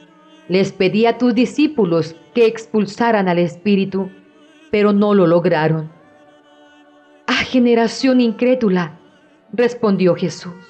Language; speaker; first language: Spanish; native; Spanish